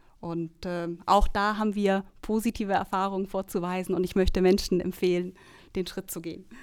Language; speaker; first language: German; native; German